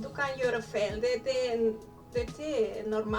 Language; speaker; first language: Swedish; non-native, learner; Spanish